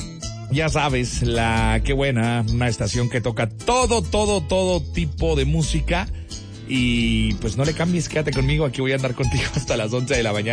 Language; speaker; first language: Spanish; native; Spanish